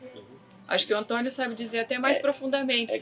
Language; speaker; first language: Portuguese; native; Portuguese